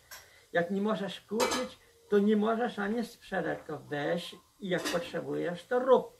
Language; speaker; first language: Polish; early bilingual, heritage; Polish